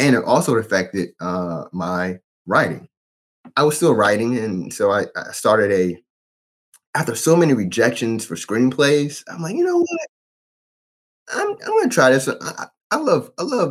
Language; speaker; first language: English; native; English